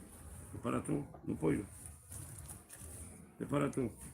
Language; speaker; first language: Spanish; non-native, learner; Romanian